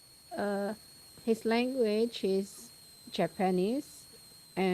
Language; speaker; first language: English; non-native, learner; Urdu